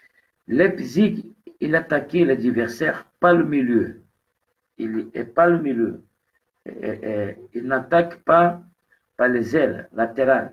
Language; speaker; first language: French; non-native, fluent; Portuguese